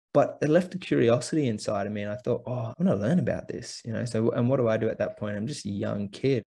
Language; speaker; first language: English; native; English